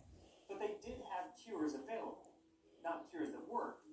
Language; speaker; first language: English; native; English